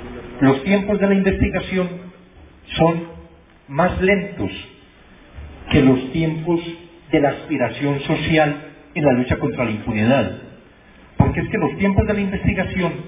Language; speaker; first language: Spanish; native; Spanish